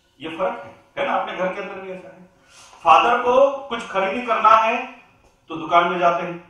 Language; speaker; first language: Hindi; non-native, local second language; Gujarati